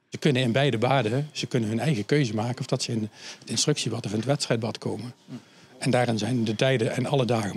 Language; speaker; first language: Dutch; native; Dutch